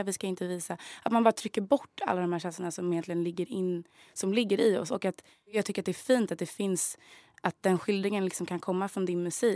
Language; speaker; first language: Swedish; native; Swedish